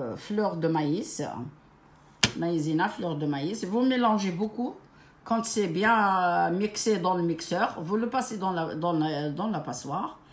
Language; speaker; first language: French; non-native, local second language; Arabic